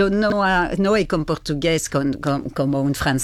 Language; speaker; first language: Portuguese; non-native, fluent; French